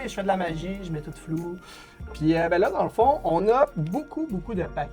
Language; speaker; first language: French; native; French